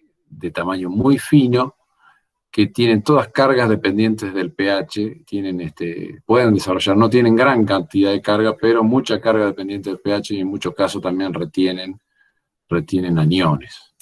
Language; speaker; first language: Spanish; native; Spanish